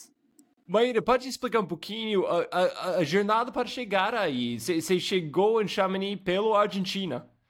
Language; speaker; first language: Portuguese; non-native, fluent; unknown